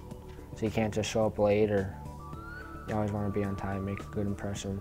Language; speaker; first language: English; native; English